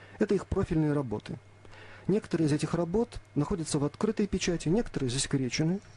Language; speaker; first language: Russian; native; Russian